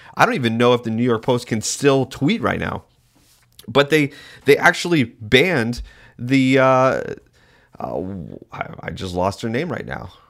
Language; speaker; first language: English; native; English